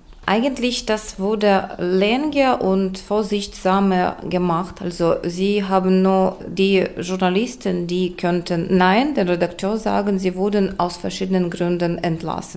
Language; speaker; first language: German; non-native, fluent; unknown